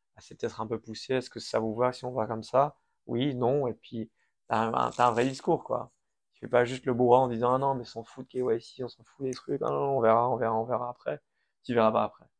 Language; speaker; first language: French; early bilingual, other home language; Persian